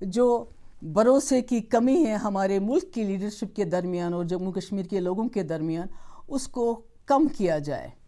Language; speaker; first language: Hindi; non-native, local second language; Kashmiri